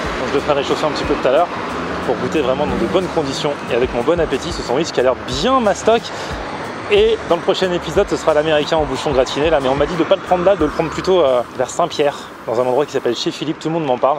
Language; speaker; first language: French; native; French